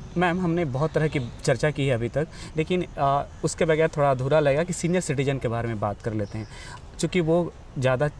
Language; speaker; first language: Hindi; native; Hindi